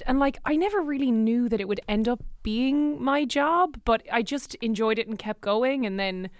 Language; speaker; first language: English; native; English